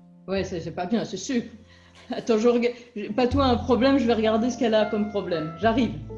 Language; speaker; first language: French; native; French